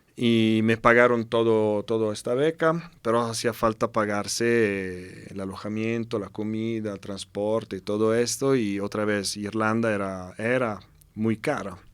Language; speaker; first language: Spanish; non-native, fluent; Italian